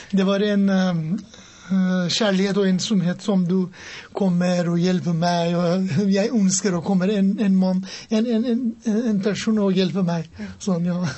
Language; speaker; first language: Norwegian; non-native, learner; Persian